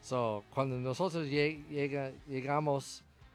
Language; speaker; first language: Spanish; non-native, learner; English